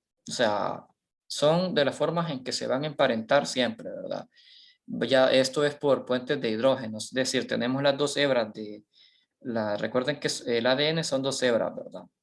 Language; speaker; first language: Spanish; native; Spanish